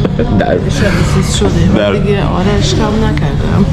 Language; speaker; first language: Persian; non-native, learner; Norwegian